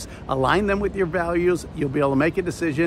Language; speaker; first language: English; native; English